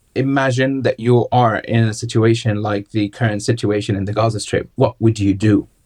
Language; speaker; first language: English; non-native, fluent; Arabic